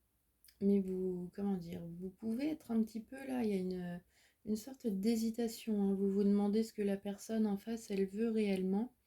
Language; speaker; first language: French; native; French